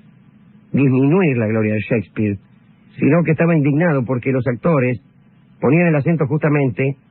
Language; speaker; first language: Spanish; native; Spanish